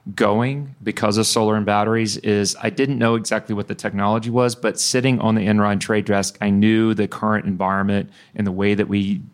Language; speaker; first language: English; native; English